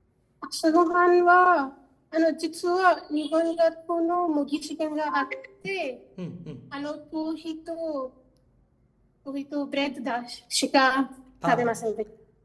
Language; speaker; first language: Japanese; non-native, learner; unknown